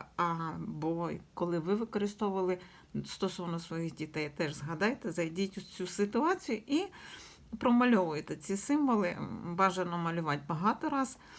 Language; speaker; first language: Ukrainian; non-native, local second language; Russian